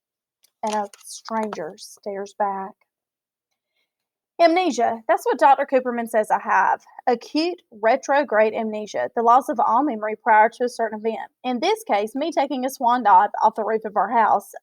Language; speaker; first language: English; native; English